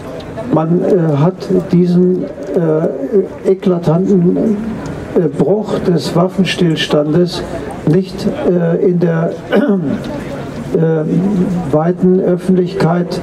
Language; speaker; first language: German; non-native, fluent; English